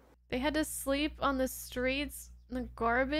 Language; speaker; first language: English; native; English